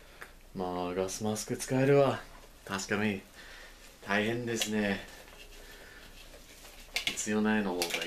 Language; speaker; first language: Japanese; non-native, learner; English